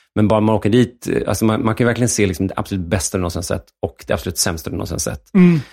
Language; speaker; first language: Swedish; native; Swedish